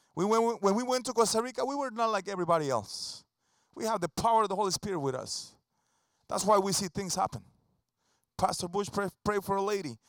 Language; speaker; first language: English; non-native, fluent; Spanish